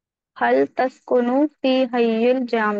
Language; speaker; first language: Arabic; non-native, learner; Urdu